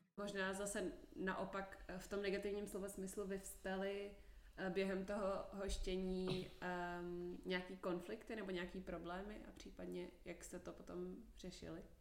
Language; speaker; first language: Czech; native; Czech